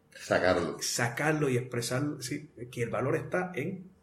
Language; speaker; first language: Spanish; native; Spanish